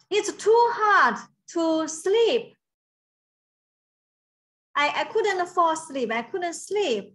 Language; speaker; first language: English; non-native, learner; Chinese